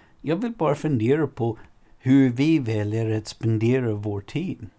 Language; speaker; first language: Swedish; non-native, fluent; English